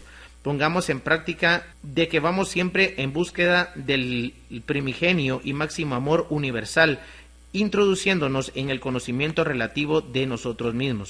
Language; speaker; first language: Spanish; native; Spanish